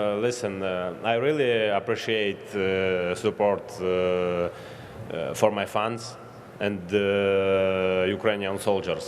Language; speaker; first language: English; non-native, learner; Ukrainian